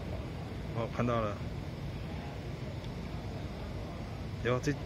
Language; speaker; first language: Chinese; native; Chinese